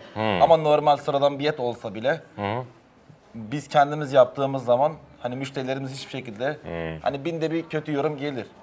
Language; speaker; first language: Turkish; native; Turkish